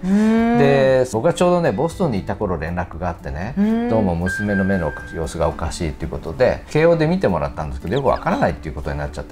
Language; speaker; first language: Japanese; native; Japanese